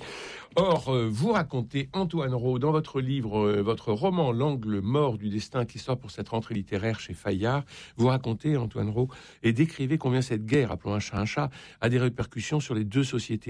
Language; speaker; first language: French; native; French